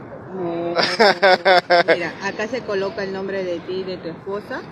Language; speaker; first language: Spanish; native; Spanish